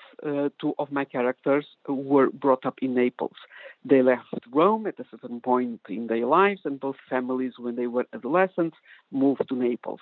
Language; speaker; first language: English; non-native, fluent; Portuguese